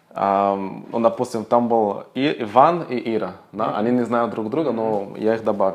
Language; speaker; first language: Russian; non-native, fluent; Portuguese